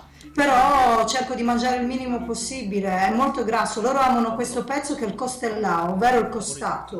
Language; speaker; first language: Italian; native; Italian